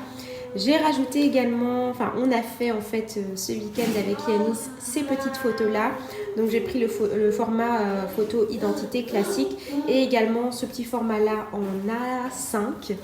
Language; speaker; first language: French; native; French